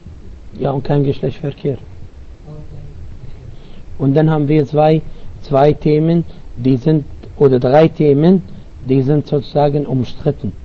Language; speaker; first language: German; non-native, fluent; Arabic